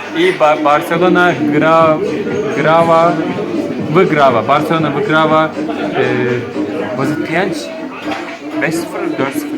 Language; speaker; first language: Polish; non-native, learner; Turkish